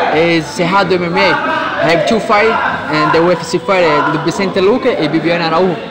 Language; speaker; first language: English; non-native, learner; Portuguese